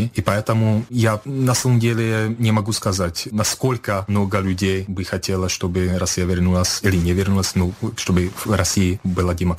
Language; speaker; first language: Russian; non-native, fluent; Czech